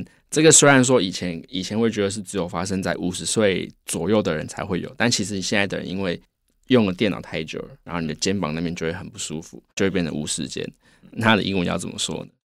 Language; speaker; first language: Chinese; native; Chinese